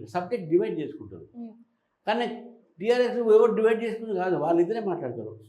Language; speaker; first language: Telugu; native; Telugu